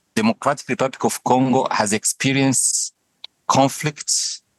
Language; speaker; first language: English; non-native, fluent; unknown